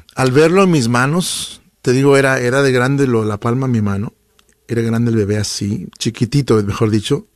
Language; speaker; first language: Spanish; native; Spanish